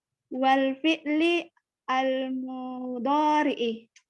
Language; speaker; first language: Arabic; non-native, learner; Indonesian